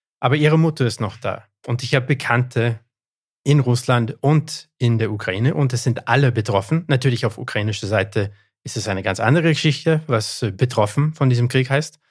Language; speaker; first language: German; non-native, fluent; English